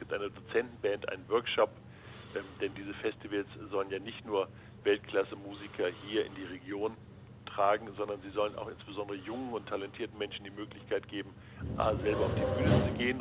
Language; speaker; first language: German; native; German